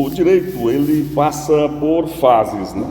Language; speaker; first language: Portuguese; native; Portuguese